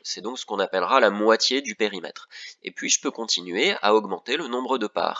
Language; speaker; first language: French; native; French